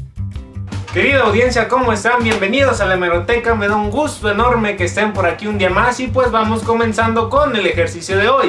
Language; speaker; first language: Spanish; native; Spanish